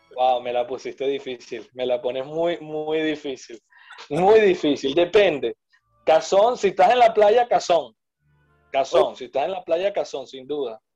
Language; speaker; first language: Spanish; native; Spanish